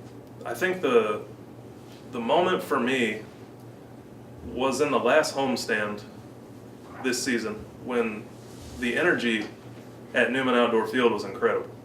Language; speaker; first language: English; native; English